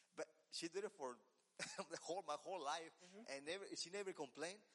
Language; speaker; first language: English; non-native, learner; Spanish